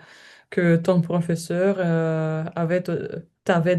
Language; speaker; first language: French; non-native, learner; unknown